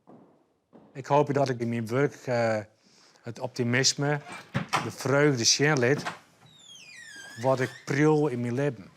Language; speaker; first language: Dutch; non-native, local second language; Western Frisian